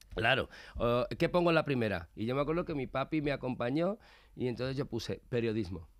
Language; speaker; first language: Spanish; native; Spanish